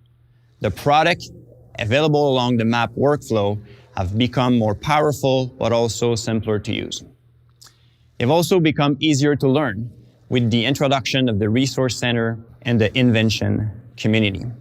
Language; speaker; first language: English; non-native, local second language; French